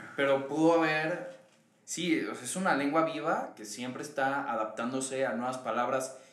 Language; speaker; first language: Spanish; native; Spanish